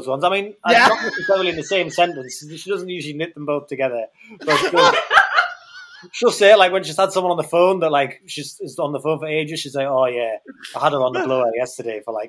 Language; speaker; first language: English; native; English